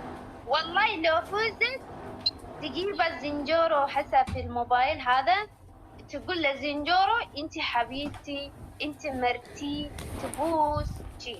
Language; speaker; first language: Arabic; non-native, learner; Oromo